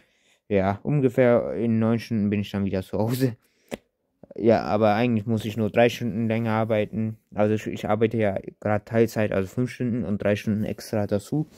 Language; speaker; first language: German; early bilingual, other home language; Turkish